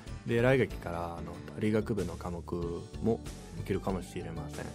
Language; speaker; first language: Japanese; non-native, fluent; Serbian